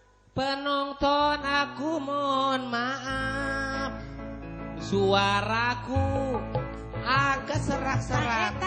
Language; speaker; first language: Indonesian; non-native, local second language; Sundanese